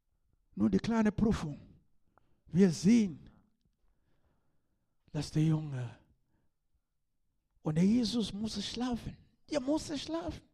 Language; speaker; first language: German; non-native, learner; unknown